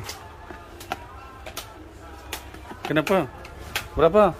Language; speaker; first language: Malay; non-native, learner; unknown